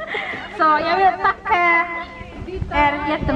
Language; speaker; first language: Swedish; non-native, learner; Indonesian